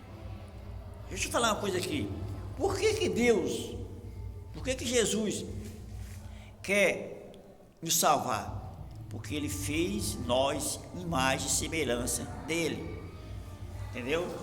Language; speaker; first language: Portuguese; native; Portuguese